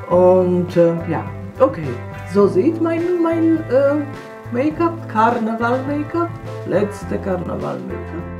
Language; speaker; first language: German; non-native, fluent; Polish